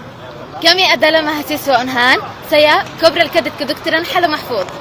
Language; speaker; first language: Indonesian; non-native, learner; Arabic